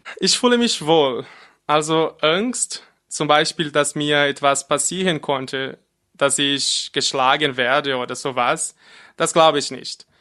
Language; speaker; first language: German; non-native, fluent; Portuguese